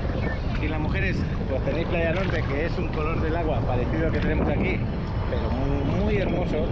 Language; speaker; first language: Spanish; native; Spanish